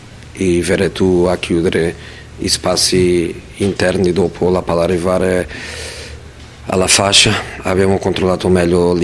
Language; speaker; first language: Italian; non-native, fluent; Portuguese